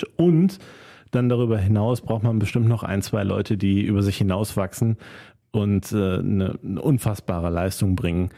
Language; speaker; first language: German; native; German